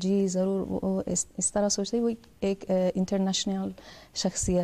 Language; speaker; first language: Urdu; non-native, fluent; Persian